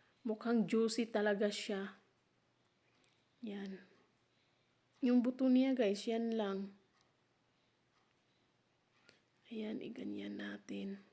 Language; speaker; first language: Filipino; native; Filipino